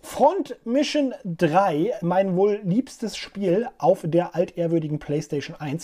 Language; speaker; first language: German; native; German